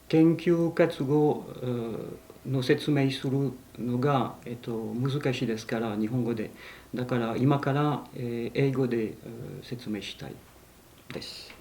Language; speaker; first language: Japanese; non-native, fluent; French